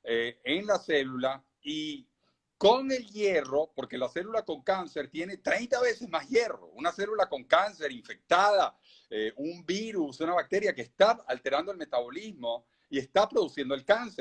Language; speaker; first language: Spanish; native; Spanish